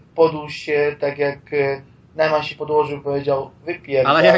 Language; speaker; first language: Polish; native; Polish